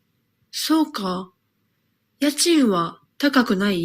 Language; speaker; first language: Japanese; non-native, learner; Indonesian